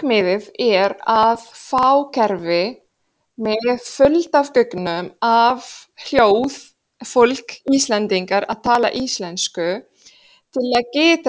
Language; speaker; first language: Icelandic; non-native, fluent; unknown